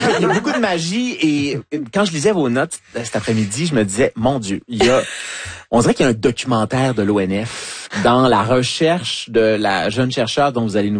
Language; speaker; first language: French; native; French